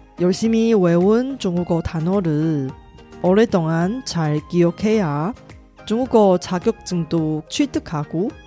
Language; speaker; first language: Korean; non-native, fluent; Chinese